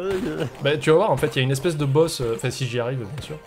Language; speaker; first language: French; native; French